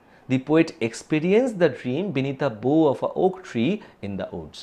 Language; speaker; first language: English; non-native, local second language; Bangla